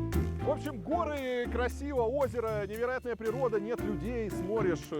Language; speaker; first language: Russian; native; Russian